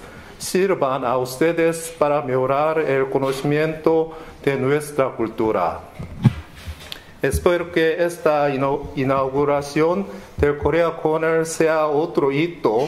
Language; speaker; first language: Spanish; non-native, learner; Korean